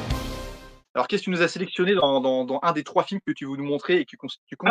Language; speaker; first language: French; native; French